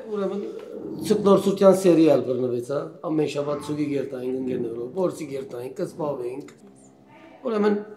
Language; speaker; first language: Armenian; early bilingual, heritage; Armenian